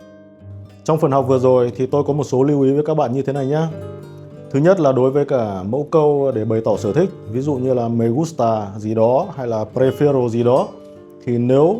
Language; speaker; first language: Vietnamese; native; Vietnamese